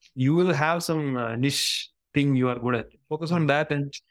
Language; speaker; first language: English; non-native, local second language; Malayalam